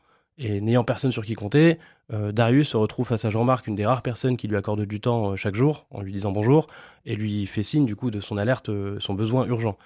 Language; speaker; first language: French; native; French